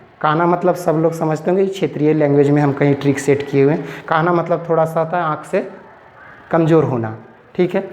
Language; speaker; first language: Hindi; native; Hindi